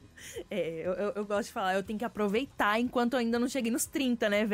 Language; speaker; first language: Portuguese; native; Portuguese